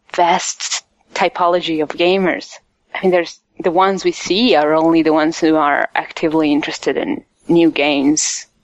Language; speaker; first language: English; non-native, fluent; Italian